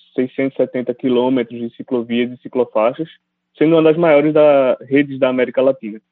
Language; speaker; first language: Portuguese; native; Portuguese